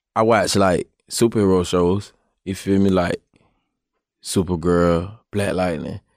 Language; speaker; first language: English; native; English